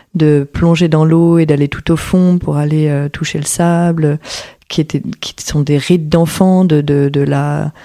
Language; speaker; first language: French; native; French